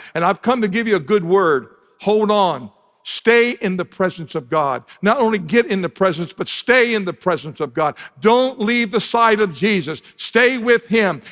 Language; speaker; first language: English; native; English